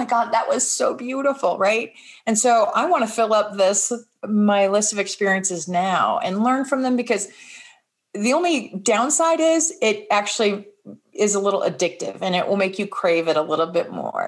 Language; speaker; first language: English; native; English